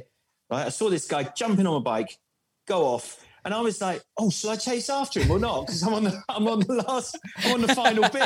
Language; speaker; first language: English; native; English